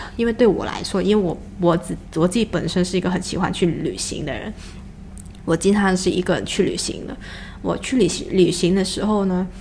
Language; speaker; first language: Chinese; non-native, local second language; Cantonese